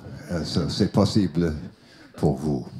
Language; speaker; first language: French; non-native, learner; English